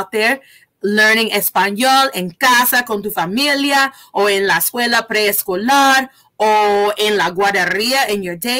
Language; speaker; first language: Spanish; early bilingual, heritage; Spanish